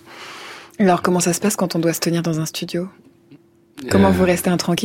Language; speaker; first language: French; native; French